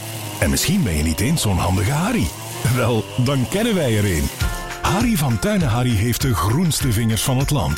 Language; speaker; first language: Dutch; native; Dutch